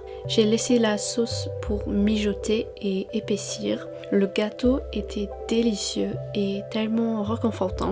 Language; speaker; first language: French; non-native, fluent; English